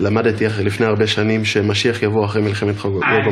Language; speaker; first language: Hebrew; native; Hebrew